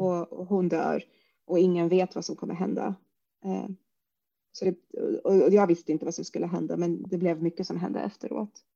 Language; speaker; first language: Swedish; early bilingual, other home language; Arabic